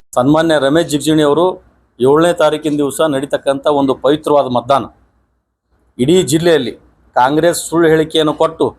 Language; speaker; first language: Kannada; native; Kannada